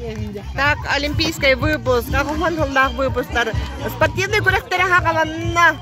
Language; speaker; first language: Russian; non-native, local second language; Yakut